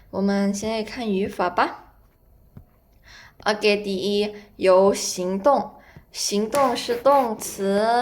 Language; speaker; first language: Chinese; non-native, fluent; Indonesian